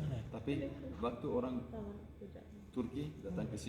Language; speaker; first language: Indonesian; non-native, learner; Turkish